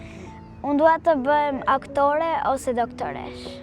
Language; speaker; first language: Albanian; early bilingual, heritage; Albanian